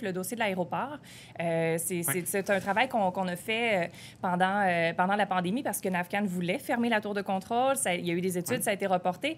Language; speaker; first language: French; native; French